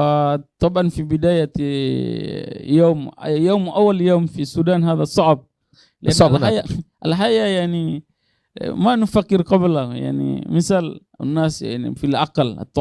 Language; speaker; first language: Arabic; non-native, learner; Tetum